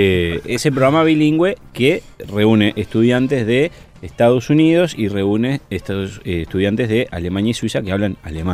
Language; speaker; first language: Spanish; native; Spanish